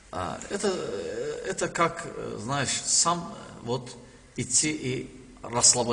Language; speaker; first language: Russian; non-native, learner; Azerbaijani